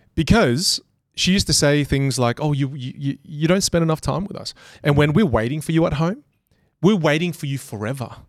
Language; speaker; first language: English; native; English